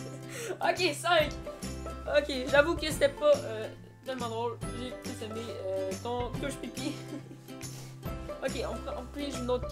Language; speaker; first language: French; native; French